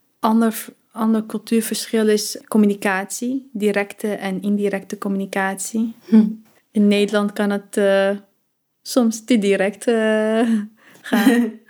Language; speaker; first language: Dutch; early bilingual, other home language; Arabic